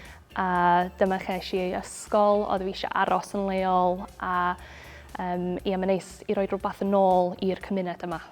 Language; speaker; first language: Welsh; native; Welsh